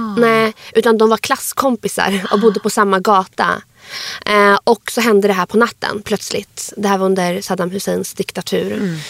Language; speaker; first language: Swedish; early bilingual, other home language; Arabic